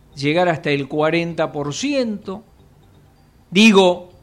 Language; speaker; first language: Spanish; native; Spanish